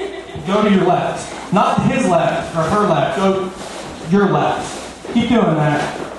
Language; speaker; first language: English; native; English